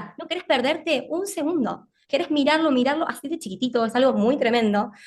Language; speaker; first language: Spanish; native; Spanish